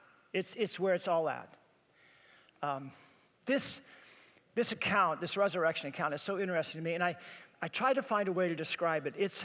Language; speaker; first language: English; native; English